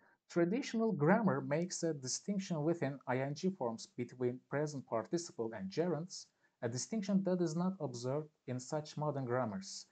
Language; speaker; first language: English; non-native, fluent; Turkish